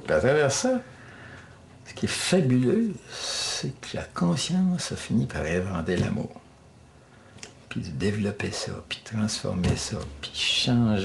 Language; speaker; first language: French; native; French